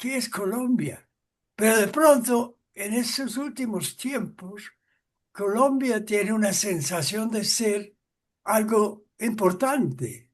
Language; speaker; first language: Spanish; non-native, fluent; English